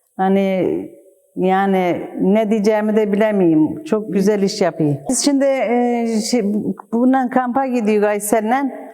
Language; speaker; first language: Turkish; native; Turkish